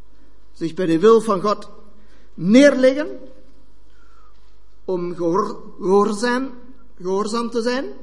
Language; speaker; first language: Dutch; non-native, fluent; German